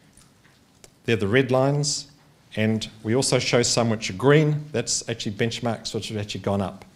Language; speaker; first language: English; native; English